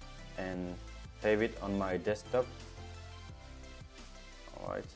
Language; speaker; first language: English; non-native, fluent; French